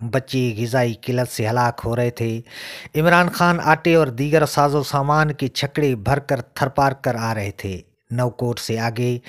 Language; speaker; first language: Urdu; non-native, local second language; Sindhi